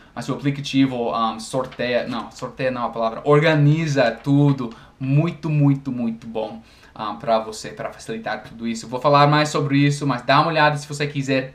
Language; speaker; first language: Portuguese; non-native, fluent; English